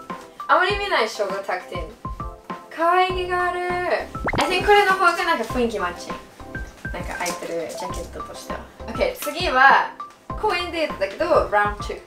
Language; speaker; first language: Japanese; non-native, fluent; English